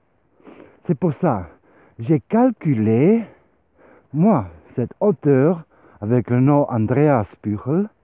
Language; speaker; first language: French; non-native, learner; Swiss German